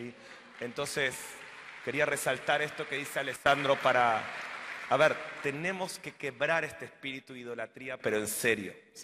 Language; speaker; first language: Spanish; native; Spanish